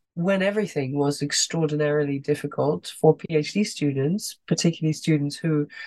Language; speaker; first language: English; non-native, fluent; Dutch